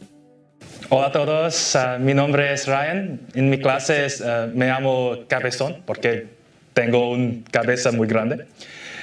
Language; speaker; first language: Spanish; non-native, learner; English